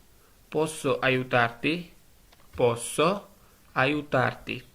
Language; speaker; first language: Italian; non-native, learner; Georgian